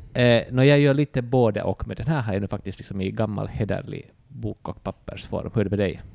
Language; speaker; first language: Swedish; native; Swedish